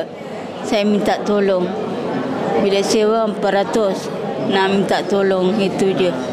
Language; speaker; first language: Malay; non-native, local second language; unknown